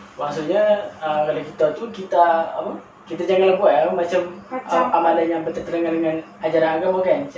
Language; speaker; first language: Malay; native; Malay